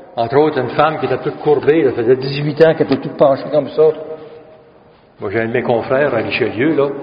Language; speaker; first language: French; native; French